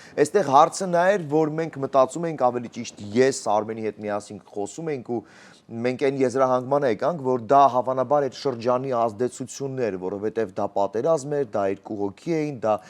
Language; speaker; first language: Armenian; native; Armenian